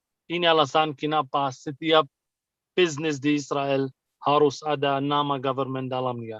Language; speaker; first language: Indonesian; non-native, fluent; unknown